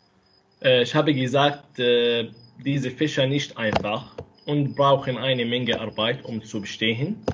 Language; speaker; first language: German; non-native, learner; Arabic